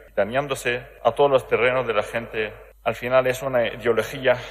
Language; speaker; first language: Spanish; non-native, learner; Arabic